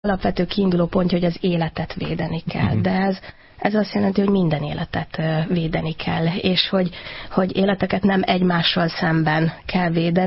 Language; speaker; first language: Hungarian; native; Hungarian